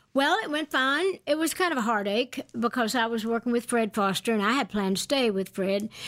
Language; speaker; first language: English; native; English